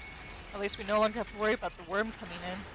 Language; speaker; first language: English; native; English